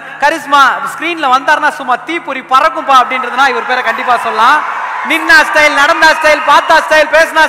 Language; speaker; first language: Tamil; native; Tamil